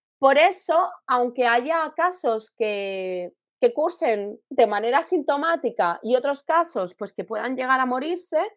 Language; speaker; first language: Spanish; native; Spanish